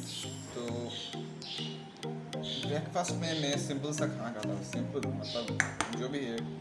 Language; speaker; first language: Hindi; non-native, local second language; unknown